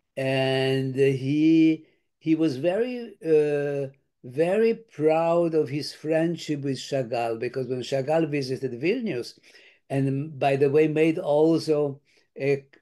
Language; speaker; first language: English; non-native, fluent; Lithuanian